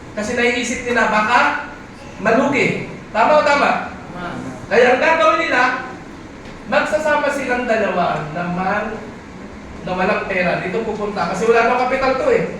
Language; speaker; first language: Filipino; non-native, local second language; Bikol